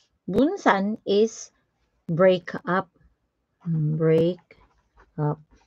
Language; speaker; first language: English; non-native, local second language; Filipino